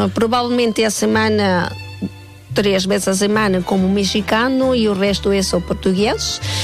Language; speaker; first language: Portuguese; non-native, fluent; Spanish